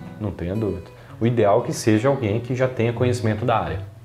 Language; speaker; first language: Portuguese; native; Portuguese